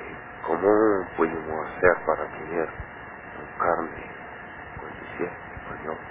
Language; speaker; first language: Spanish; non-native, learner; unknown